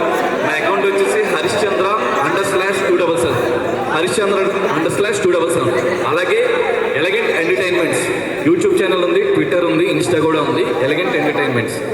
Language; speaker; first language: Telugu; native; Telugu